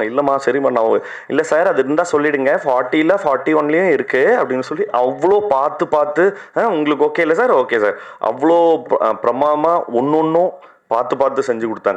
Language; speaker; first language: Tamil; native; Tamil